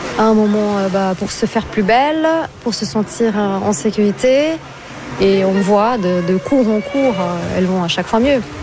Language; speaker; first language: French; non-native, fluent; Portuguese